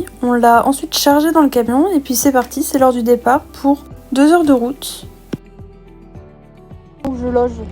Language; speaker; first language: French; native; French